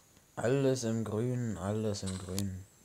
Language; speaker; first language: German; native; German